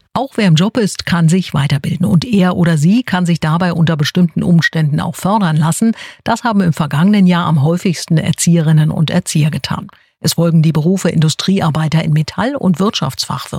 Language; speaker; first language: German; native; German